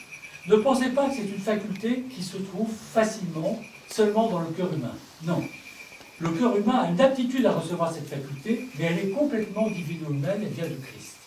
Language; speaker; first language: French; native; French